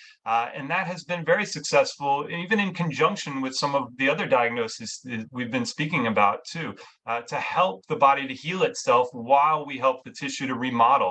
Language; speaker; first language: English; native; English